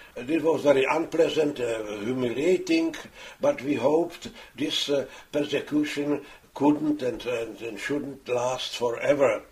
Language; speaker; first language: English; non-native, fluent; Czech